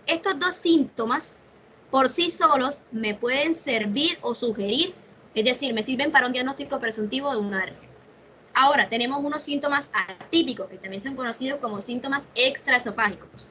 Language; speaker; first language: Spanish; native; Spanish